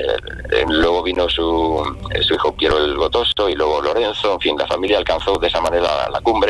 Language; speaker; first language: Spanish; native; Spanish